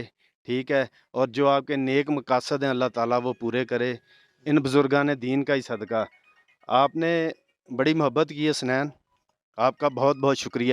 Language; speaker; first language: Urdu; non-native, local second language; Punjabi